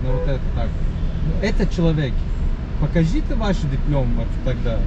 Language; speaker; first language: Russian; non-native, learner; Turkish